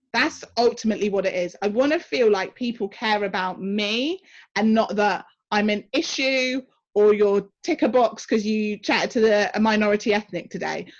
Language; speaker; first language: English; native; English